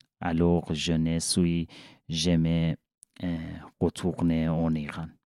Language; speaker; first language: French; non-native, learner; Persian